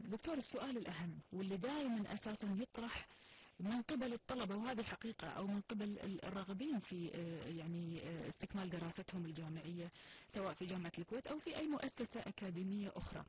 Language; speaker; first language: Arabic; native; Arabic